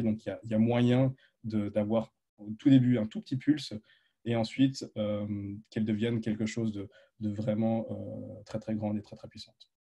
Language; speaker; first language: French; native; French